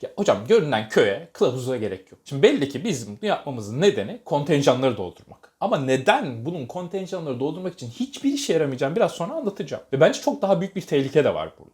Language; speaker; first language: Turkish; native; Turkish